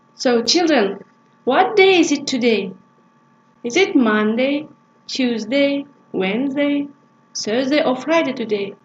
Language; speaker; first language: English; non-native, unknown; Kazakh